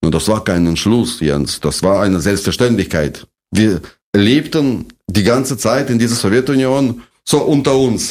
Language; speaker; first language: German; non-native, fluent; Russian